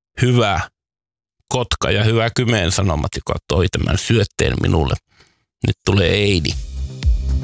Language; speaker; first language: Finnish; native; Finnish